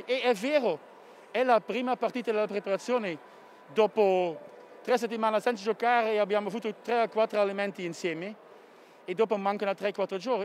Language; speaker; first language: Italian; non-native, fluent; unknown